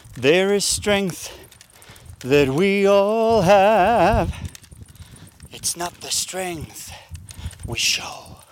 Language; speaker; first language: English; non-native, fluent; Danish